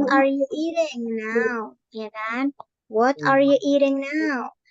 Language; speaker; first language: English; non-native, fluent; Indonesian